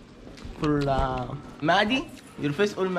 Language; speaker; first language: English; non-native, learner; Arabic